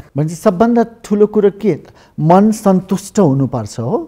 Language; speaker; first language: Nepali; native; Nepali